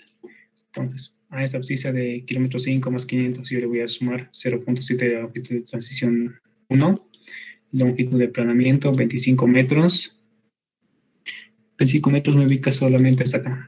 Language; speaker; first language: Spanish; native; Spanish